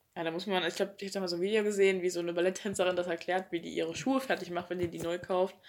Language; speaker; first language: German; native; German